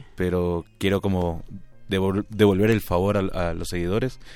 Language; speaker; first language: Spanish; native; Spanish